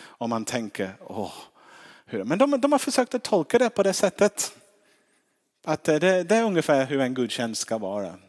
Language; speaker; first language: Swedish; non-native, fluent; English